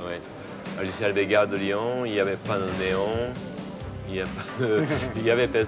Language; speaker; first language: French; non-native, fluent; Japanese